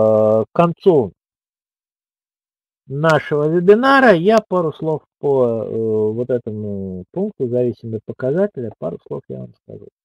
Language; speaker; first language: Russian; native; Russian